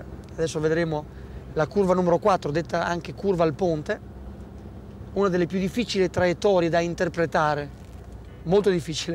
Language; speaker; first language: Italian; native; Italian